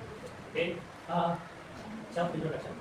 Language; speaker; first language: English; non-native, learner; Indonesian